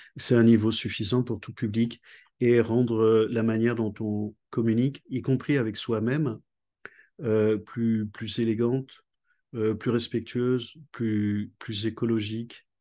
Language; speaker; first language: French; native; French